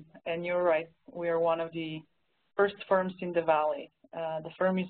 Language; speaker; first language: English; non-native, fluent; Bulgarian